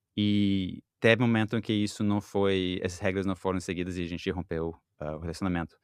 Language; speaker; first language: Portuguese; non-native, fluent; English